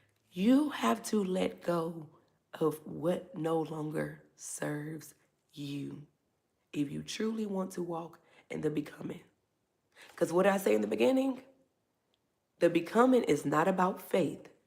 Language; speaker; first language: English; native; English